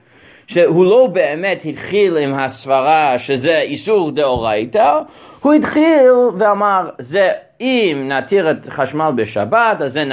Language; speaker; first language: Hebrew; non-native, fluent; English